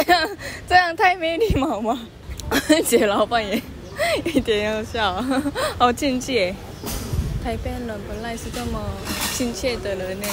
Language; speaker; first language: Chinese; non-native, learner; Korean